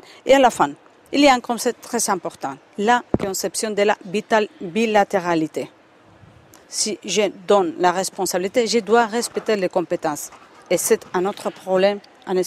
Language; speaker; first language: French; non-native, fluent; Spanish